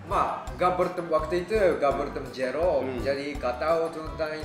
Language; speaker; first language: Indonesian; non-native, fluent; Japanese